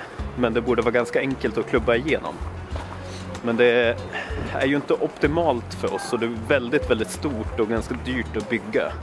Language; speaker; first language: Swedish; native; Swedish